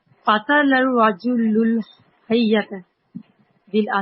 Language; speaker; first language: Arabic; non-native, learner; Urdu